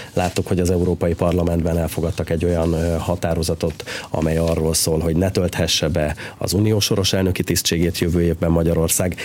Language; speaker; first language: Hungarian; native; Hungarian